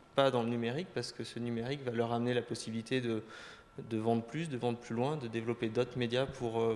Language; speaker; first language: French; native; French